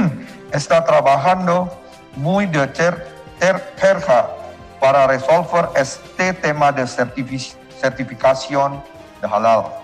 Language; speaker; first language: Spanish; non-native, learner; Indonesian